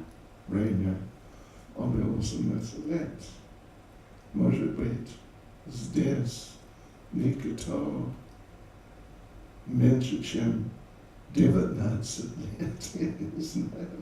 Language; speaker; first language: Russian; non-native, learner; English